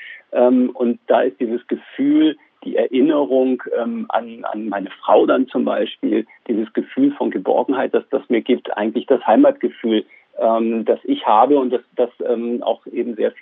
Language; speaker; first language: German; native; German